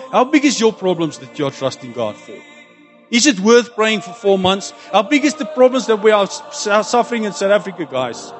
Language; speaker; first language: English; non-native, local second language; Afrikaans